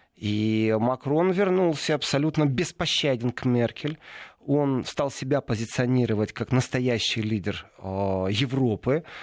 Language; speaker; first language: Russian; native; Russian